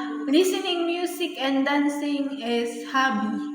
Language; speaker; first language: English; non-native, learner; Filipino